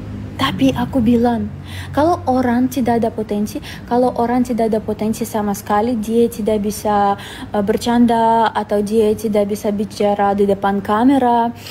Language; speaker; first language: Indonesian; non-native, fluent; Russian